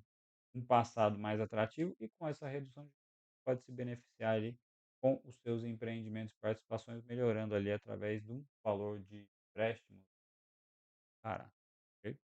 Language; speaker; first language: Portuguese; native; Portuguese